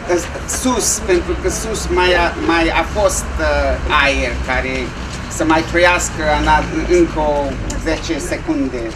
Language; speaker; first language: Romanian; non-native, local second language; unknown